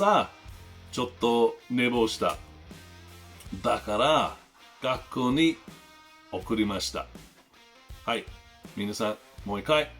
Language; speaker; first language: Japanese; non-native, learner; English